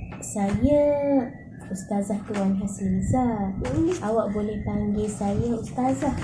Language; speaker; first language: Malay; native; Malay